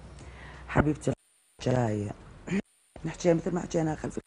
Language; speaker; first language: Arabic; native; Arabic